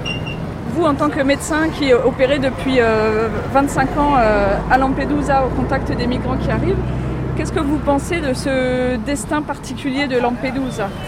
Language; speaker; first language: French; native; French